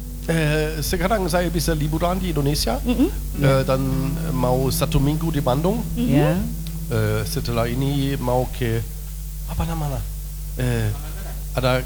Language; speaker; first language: Indonesian; non-native, learner; German